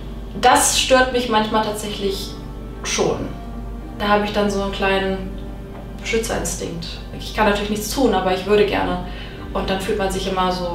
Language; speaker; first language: German; native; German